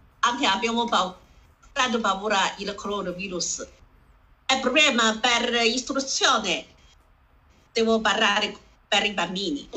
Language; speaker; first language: Italian; non-native, learner; Chinese